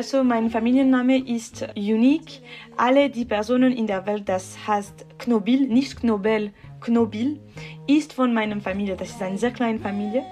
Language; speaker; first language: German; non-native, learner; French